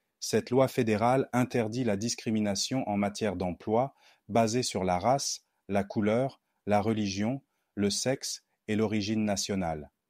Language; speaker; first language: French; non-native, local second language; Haitian Creole